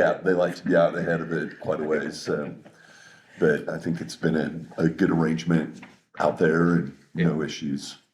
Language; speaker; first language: English; native; English